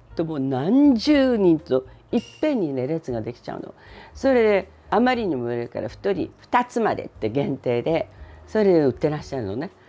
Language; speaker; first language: Japanese; non-native, fluent; Chinese